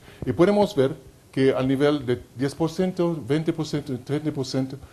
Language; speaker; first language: Spanish; non-native, fluent; French